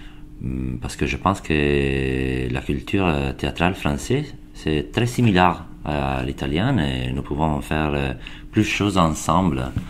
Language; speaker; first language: French; non-native, learner; Italian